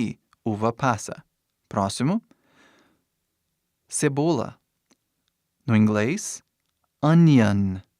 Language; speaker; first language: Portuguese; non-native, fluent; English